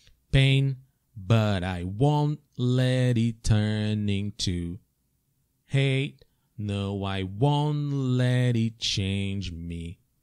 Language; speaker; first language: English; non-native, fluent; Portuguese